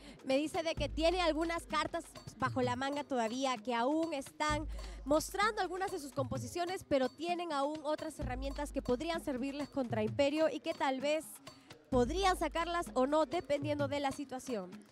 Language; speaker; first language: Spanish; native; Spanish